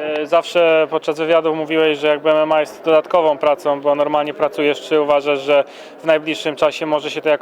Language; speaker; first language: Polish; native; Polish